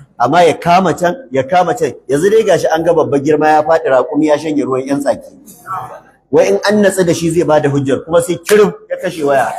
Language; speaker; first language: Hausa; native; Hausa